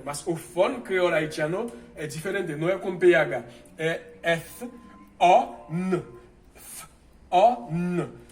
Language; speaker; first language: Portuguese; non-native, fluent; Haitian Creole